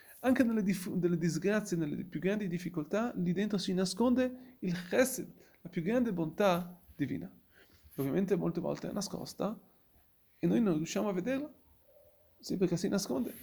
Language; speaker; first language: Italian; non-native, fluent; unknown